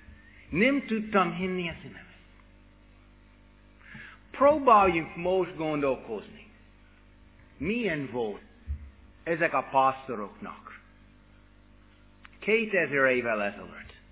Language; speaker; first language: Hungarian; non-native, fluent; English